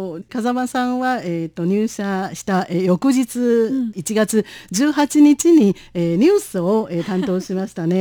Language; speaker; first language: Japanese; non-native, fluent; Chinese